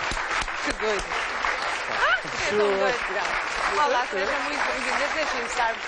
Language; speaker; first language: Portuguese; native; Portuguese